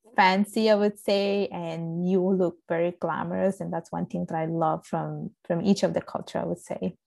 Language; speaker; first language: English; non-native, fluent; Italian